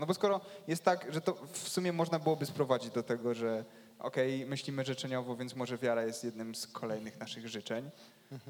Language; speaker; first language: Polish; native; Polish